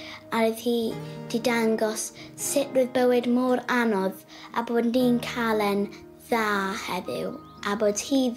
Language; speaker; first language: Welsh; non-native, local second language; English